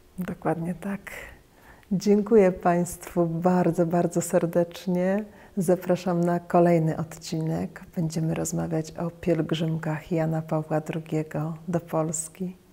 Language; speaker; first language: Polish; native; Polish